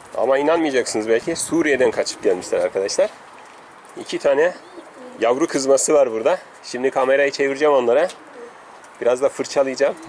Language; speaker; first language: Turkish; native; Turkish